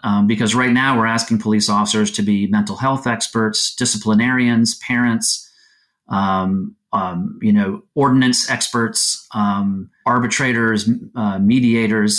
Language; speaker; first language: English; native; English